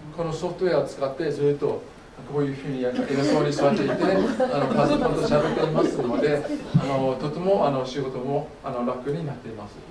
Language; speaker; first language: Japanese; non-native, fluent; English